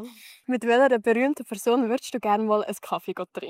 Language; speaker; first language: German; native; German